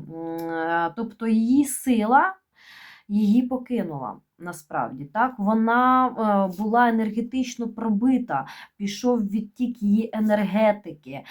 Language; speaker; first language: Ukrainian; non-native, local second language; Russian